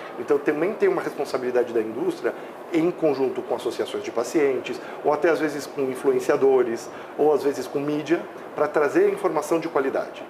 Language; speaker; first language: Portuguese; native; Portuguese